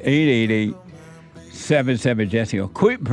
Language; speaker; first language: English; native; English